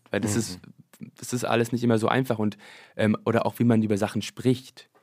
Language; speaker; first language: German; early bilingual, other home language; English